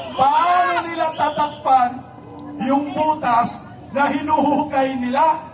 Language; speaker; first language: Filipino; non-native, local second language; Cebuano